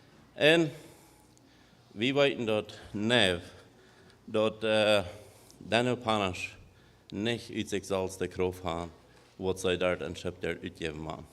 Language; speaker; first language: German; non-native, learner; Low German